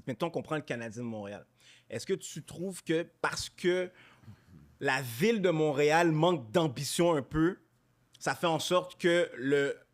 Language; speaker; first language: French; native; French